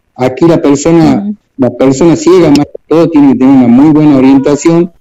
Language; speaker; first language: Spanish; native; Spanish